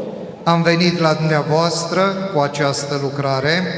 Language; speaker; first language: Romanian; non-native, fluent; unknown